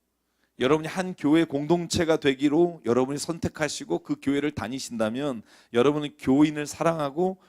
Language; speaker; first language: Korean; native; Korean